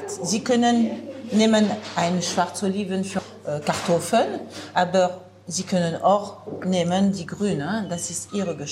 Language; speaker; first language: German; non-native, learner; French